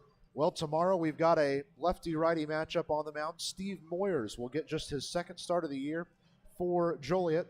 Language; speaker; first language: English; native; English